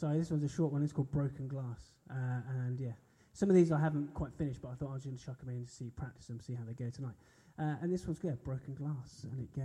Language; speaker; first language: English; native; English